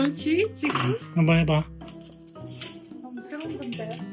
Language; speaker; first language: Korean; non-native, learner; Ukrainian